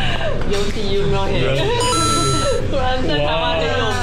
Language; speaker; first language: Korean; non-native, learner; Chinese